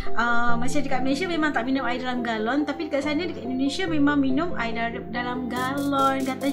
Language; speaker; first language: Malay; native; Malay